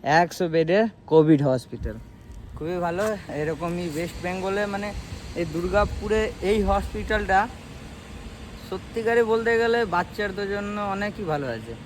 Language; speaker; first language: Bangla; non-native, learner; Hindi